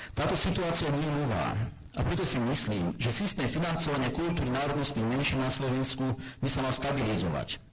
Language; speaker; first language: Slovak; non-native, local second language; German